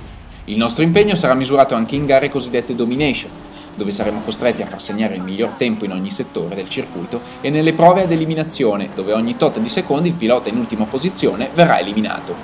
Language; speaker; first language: Italian; native; Italian